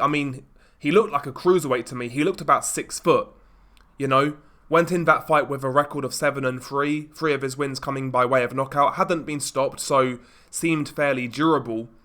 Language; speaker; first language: English; native; English